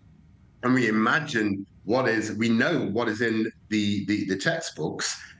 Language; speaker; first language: English; native; English